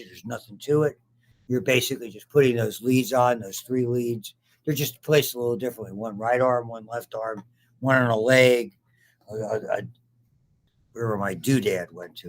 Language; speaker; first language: English; native; English